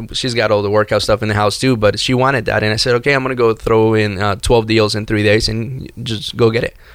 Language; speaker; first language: English; early bilingual, other home language; Spanish